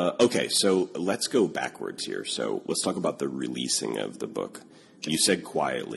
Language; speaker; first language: English; native; English